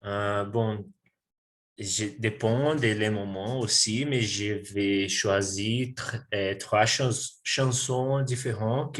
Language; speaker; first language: French; non-native, learner; Portuguese